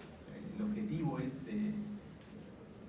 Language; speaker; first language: Spanish; native; Spanish